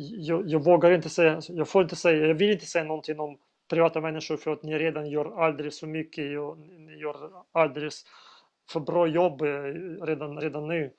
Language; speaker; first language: Swedish; non-native, fluent; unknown